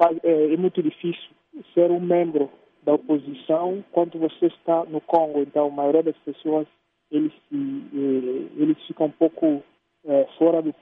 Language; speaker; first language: Portuguese; non-native, fluent; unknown